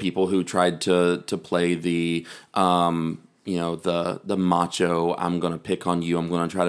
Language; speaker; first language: English; native; English